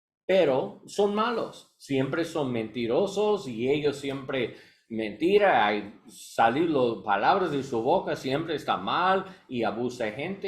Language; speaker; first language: Spanish; non-native, learner; English